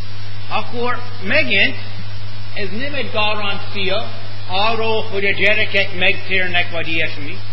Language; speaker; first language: Hungarian; non-native, fluent; English